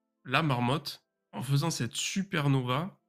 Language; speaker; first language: French; native; French